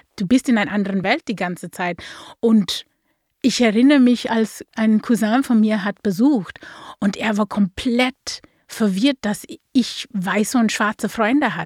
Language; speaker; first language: German; non-native, fluent; Afrikaans